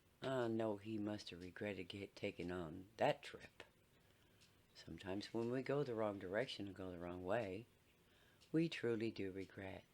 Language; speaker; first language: English; native; English